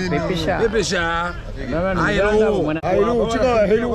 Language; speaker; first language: Chinese; non-native, learner; Swahili